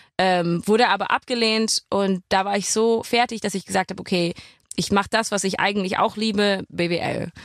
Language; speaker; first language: German; non-native, fluent; English